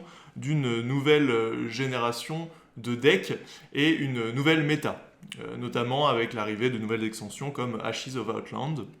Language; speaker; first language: French; native; French